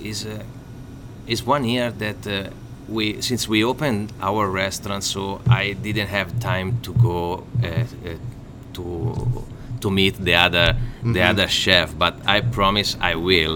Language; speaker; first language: English; non-native, learner; Italian